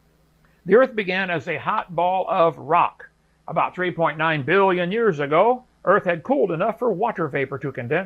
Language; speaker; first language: English; native; English